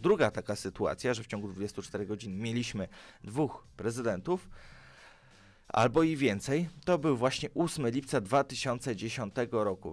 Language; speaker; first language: Polish; native; Polish